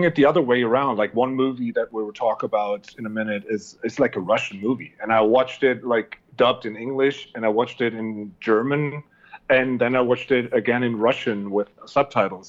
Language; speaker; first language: English; non-native, fluent; German